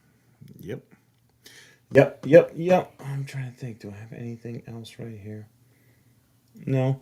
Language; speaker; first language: English; native; English